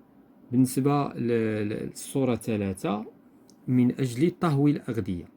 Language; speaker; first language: Arabic; native; Arabic